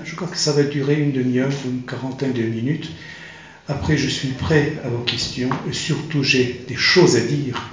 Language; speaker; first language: French; non-native, fluent; Turkish